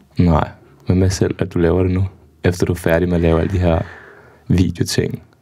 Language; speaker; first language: Danish; early bilingual, other home language; Serbian